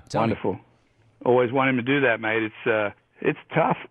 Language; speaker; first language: English; native; English